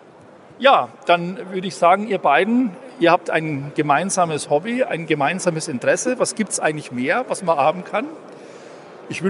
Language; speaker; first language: German; native; German